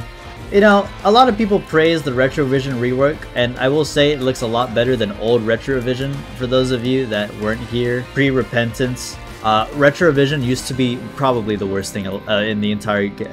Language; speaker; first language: English; native; English